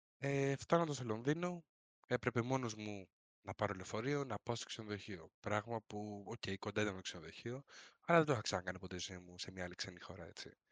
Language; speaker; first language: Greek; native; Greek